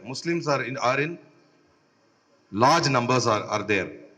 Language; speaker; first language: English; non-native, local second language; Tamil